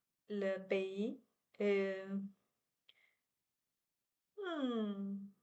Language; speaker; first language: French; non-native, learner; Chinese